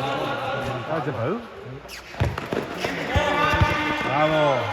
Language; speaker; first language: Italian; native; Italian